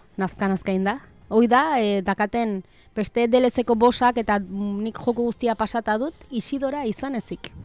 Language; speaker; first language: Basque; native; Basque